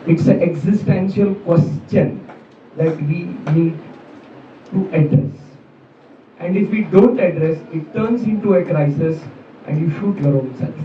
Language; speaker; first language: English; non-native, local second language; Marathi